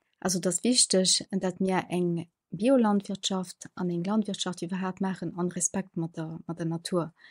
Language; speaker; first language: Luxembourgish; early bilingual, other home language; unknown